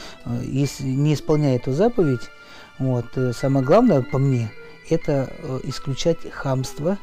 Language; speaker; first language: Russian; native; Russian